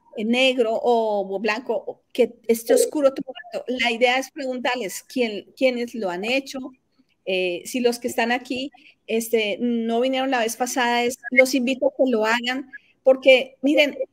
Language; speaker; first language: Spanish; native; Spanish